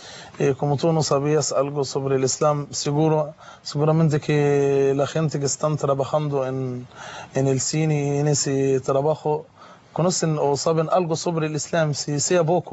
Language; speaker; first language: Spanish; non-native, fluent; Arabic